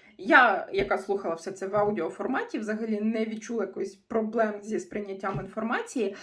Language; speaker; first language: Ukrainian; non-native, local second language; Russian